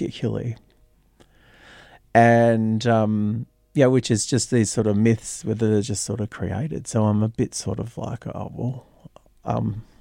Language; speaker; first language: English; native; English